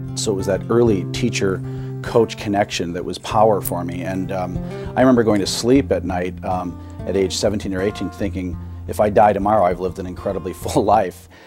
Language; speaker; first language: English; native; English